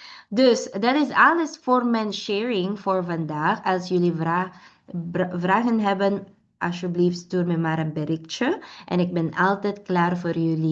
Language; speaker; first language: Dutch; non-native, learner; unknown